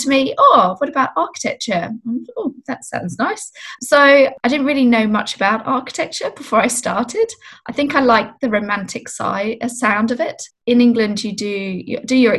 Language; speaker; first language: English; native; English